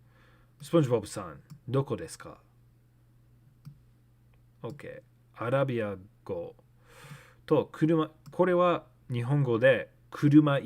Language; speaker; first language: Japanese; non-native, learner; English